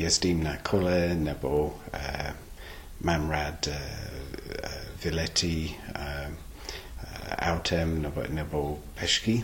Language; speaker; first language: Czech; non-native, learner; English